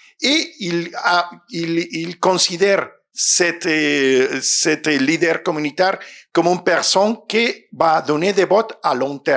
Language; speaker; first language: French; non-native, fluent; Spanish